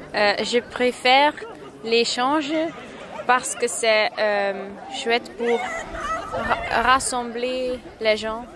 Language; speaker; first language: French; non-native, learner; Dutch